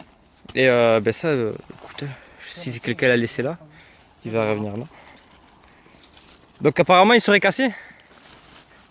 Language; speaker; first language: French; native; French